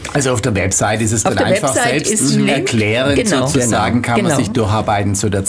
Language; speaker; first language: German; native; German